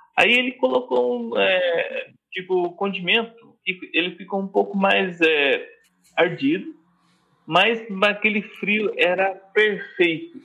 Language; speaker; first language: Portuguese; non-native, fluent; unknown